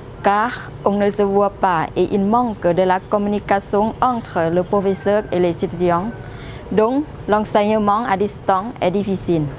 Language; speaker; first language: French; non-native, fluent; Lao